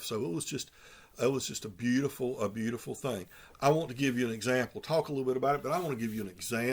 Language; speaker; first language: English; native; English